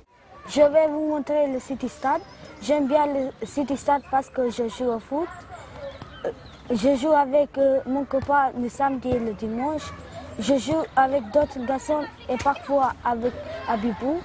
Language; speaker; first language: French; non-native, learner; Albanian